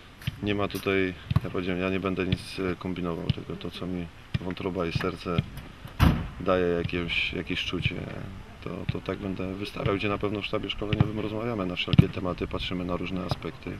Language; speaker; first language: Polish; native; Polish